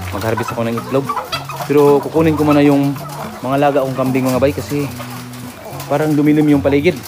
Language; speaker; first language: Filipino; non-native, local second language; Cebuano